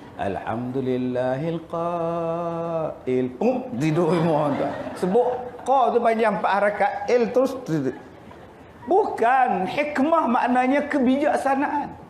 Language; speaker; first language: Malay; native; Malay